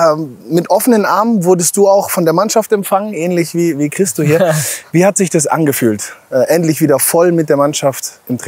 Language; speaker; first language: German; native; German